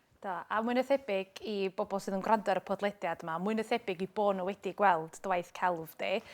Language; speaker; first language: Welsh; native; Welsh